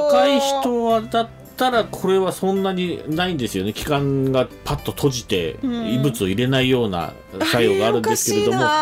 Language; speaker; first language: Japanese; native; Japanese